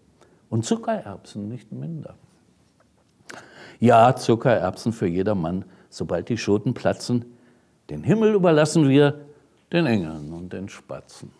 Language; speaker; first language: German; native; German